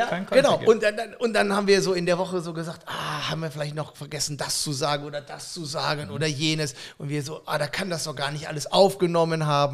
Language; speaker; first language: German; native; German